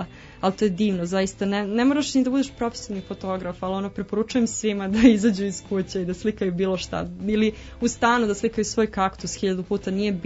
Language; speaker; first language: Serbian; native; Serbian